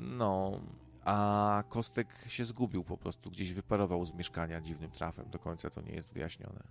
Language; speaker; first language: Polish; native; Polish